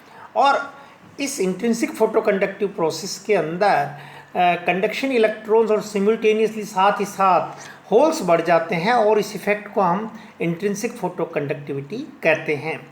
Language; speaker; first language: Hindi; native; Hindi